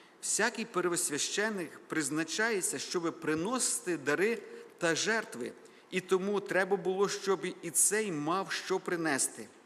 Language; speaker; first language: Ukrainian; native; Ukrainian